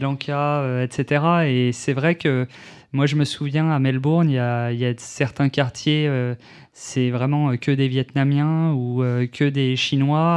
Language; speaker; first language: French; native; French